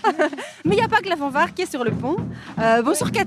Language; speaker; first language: French; native; French